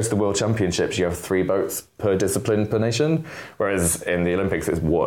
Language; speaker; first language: English; native; English